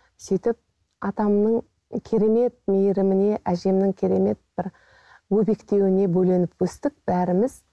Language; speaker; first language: Kazakh; native; Kazakh